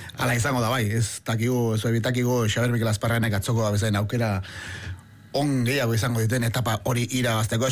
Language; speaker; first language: Basque; native; Basque